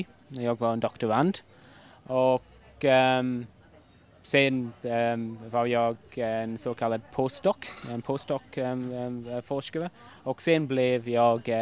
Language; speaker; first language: Swedish; non-native, fluent; English